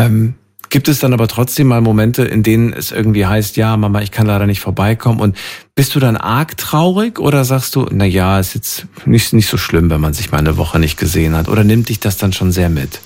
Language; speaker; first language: German; native; German